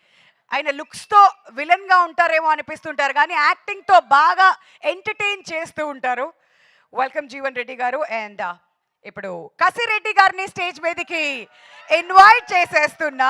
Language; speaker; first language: Telugu; native; Telugu